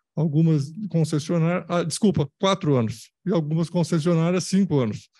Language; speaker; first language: Portuguese; native; Portuguese